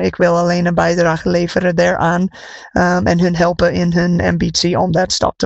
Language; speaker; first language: Dutch; non-native, fluent; English